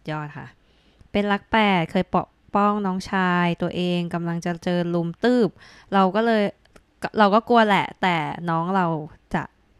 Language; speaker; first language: Thai; native; Thai